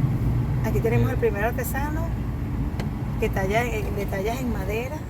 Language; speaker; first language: Spanish; native; Spanish